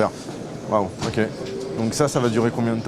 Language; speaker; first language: French; native; French